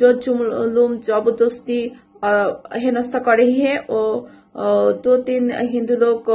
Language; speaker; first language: Hindi; non-native, learner; Bangla